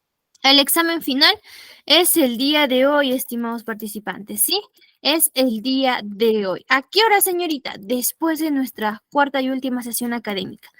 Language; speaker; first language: Spanish; native; Spanish